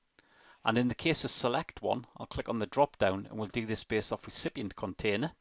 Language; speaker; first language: English; native; English